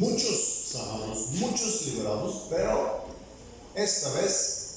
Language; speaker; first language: Spanish; non-native, fluent; Bulgarian